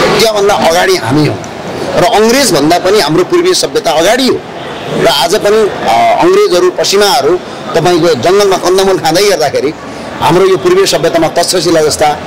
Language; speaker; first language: Nepali; native; Nepali